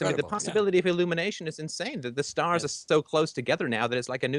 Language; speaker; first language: English; native; English